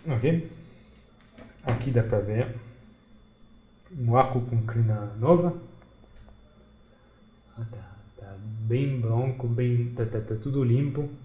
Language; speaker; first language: Portuguese; non-native, fluent; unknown